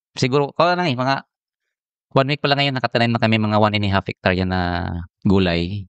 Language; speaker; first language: Filipino; non-native, local second language; Hiligaynon